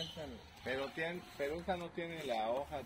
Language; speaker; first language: Spanish; native; Spanish